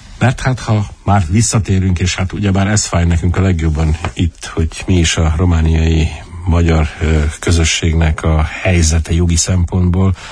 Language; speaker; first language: Hungarian; native; Hungarian